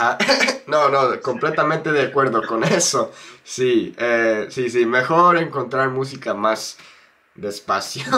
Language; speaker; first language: Spanish; non-native, fluent; English